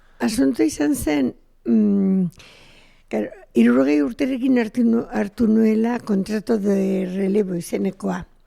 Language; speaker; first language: Basque; non-native, local second language; Spanish